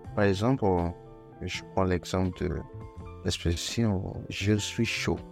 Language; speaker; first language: French; non-native, fluent; Yoruba